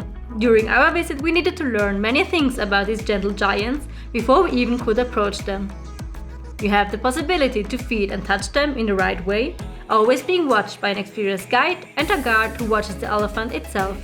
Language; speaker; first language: English; non-native, fluent; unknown